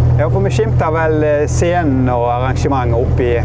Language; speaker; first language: Norwegian; native; Norwegian